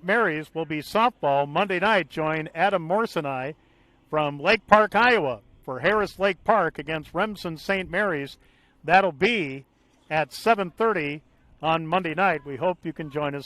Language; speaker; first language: English; native; English